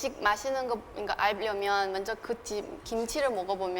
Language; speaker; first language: Korean; non-native, fluent; Chinese